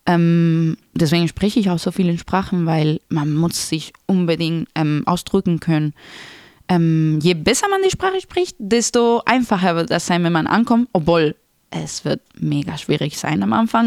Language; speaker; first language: German; non-native, fluent; Spanish